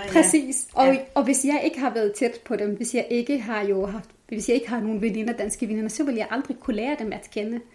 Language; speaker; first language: Danish; non-native, fluent; Arabic